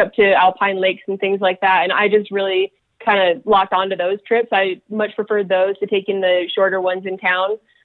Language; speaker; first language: English; native; English